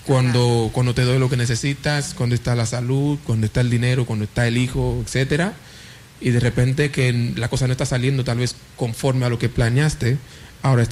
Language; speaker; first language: Spanish; non-native, fluent; Haitian Creole